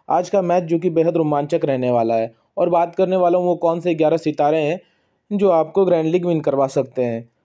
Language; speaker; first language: Hindi; native; Hindi